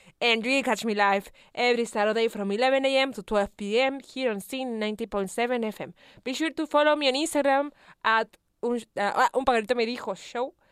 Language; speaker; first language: English; non-native, fluent; Spanish